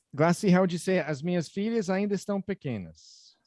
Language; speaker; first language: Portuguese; non-native, fluent; English